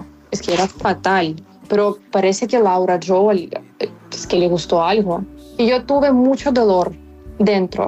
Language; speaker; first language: Spanish; non-native, fluent; Ukrainian